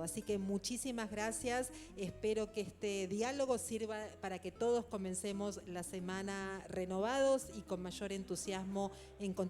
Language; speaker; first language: Spanish; native; Spanish